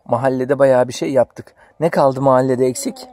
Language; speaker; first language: Turkish; native; Turkish